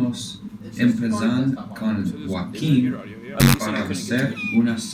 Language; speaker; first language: Spanish; non-native, learner; English